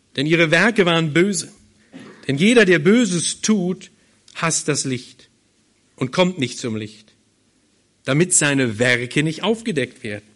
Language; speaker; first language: German; native; German